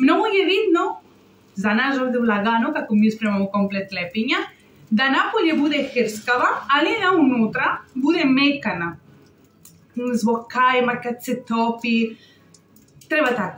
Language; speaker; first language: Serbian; non-native, learner; Spanish